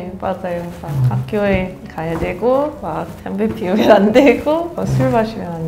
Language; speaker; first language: Korean; non-native, fluent; English